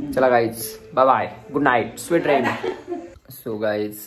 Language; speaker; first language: Hindi; non-native, local second language; Marathi